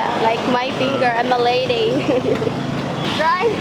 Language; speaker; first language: English; non-native, learner; Cebuano